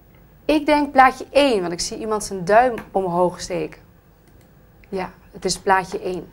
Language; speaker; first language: Dutch; native; Dutch